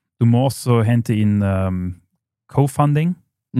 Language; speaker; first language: Norwegian; non-native, fluent; German